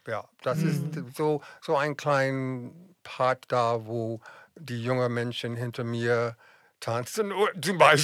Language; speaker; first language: German; non-native, fluent; English